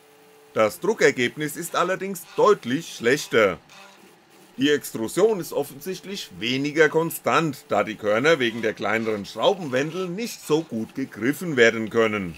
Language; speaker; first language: German; native; German